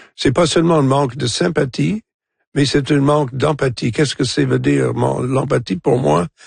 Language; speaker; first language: French; non-native, local second language; English